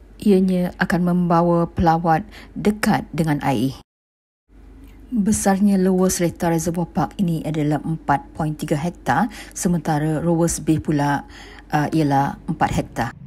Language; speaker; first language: Malay; native; Malay